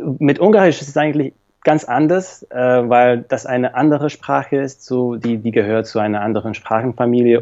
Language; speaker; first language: German; non-native, fluent; Slovak